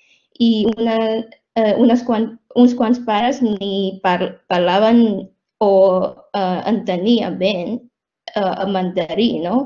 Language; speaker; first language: Catalan; non-native, fluent; Chinese